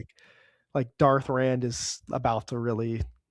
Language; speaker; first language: English; native; English